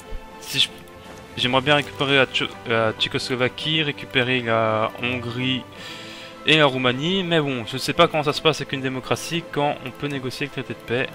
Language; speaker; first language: French; native; French